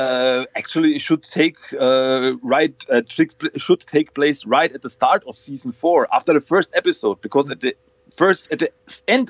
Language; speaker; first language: English; non-native, fluent; German